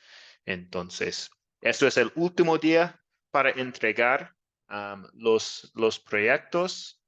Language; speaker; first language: Spanish; non-native, fluent; English